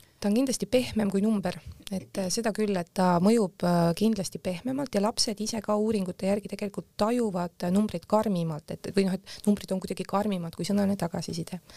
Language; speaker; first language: Estonian; native; Estonian